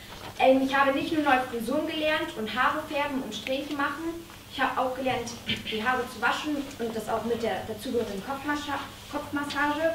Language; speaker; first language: German; native; German